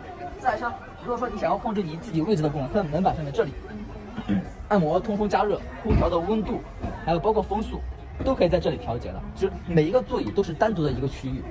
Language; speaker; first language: Chinese; native; Chinese